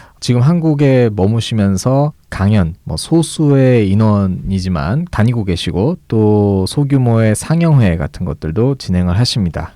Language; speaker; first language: Korean; native; Korean